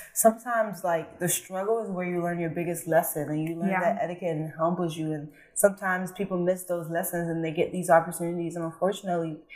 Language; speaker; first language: English; early bilingual, other home language; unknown